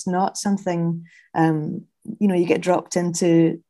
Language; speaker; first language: English; native; English